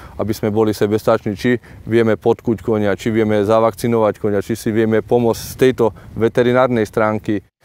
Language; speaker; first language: Slovak; native; Slovak